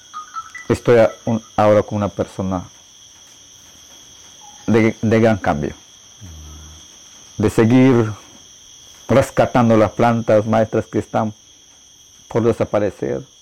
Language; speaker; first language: Spanish; non-native, local second language; Shipibo-Conibo